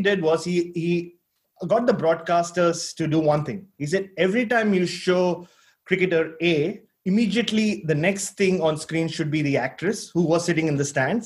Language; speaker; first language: English; non-native, local second language; Tamil